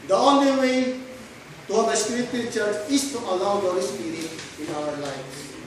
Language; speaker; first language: English; non-native, local second language; Filipino